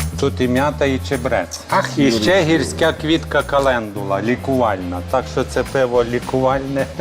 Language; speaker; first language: Ukrainian; native; Ukrainian